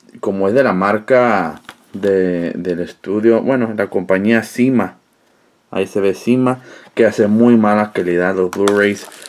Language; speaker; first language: Spanish; early bilingual, heritage; Spanish